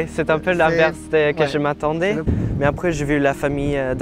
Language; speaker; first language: French; non-native, fluent; Norwegian